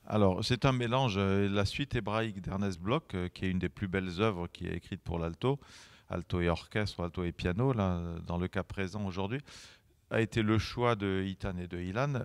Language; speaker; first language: French; native; French